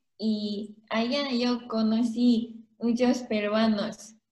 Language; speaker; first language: Spanish; non-native, learner; Japanese